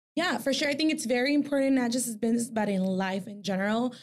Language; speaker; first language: English; early bilingual, other home language; Spanish